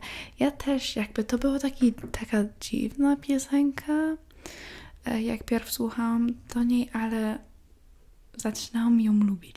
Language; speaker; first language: Polish; early bilingual, heritage; English